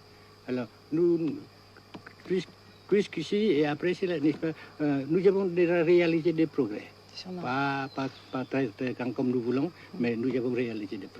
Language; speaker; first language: French; non-native, local second language; Vietnamese